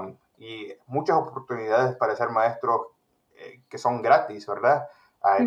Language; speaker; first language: Spanish; early bilingual, heritage; Spanish